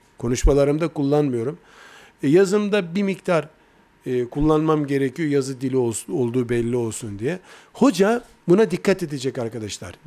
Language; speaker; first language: Turkish; native; Turkish